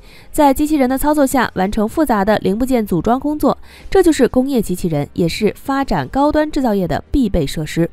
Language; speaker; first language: Chinese; native; Chinese